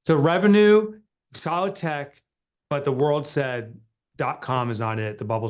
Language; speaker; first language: English; native; English